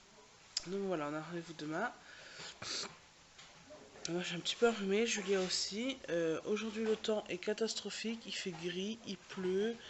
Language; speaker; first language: French; native; French